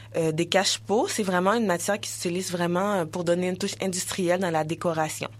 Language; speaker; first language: French; early bilingual, other home language; Haitian Creole